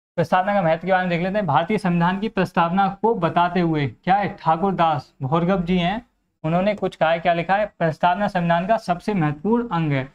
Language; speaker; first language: Hindi; native; Hindi